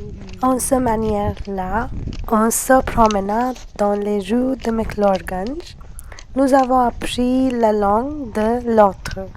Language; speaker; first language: French; non-native, learner; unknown